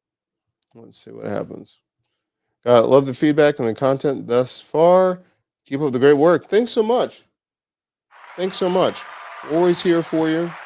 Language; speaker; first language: English; native; English